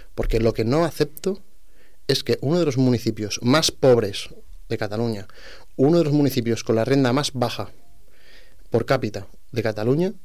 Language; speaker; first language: Spanish; non-native, local second language; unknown